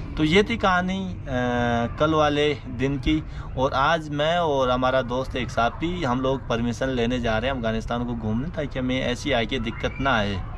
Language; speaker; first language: Hindi; native; Hindi